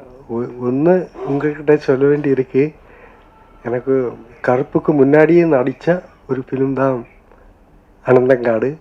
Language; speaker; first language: Tamil; non-native, learner; Malayalam